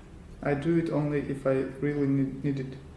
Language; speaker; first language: English; non-native, learner; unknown